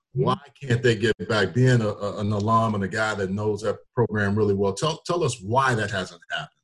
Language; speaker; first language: English; native; English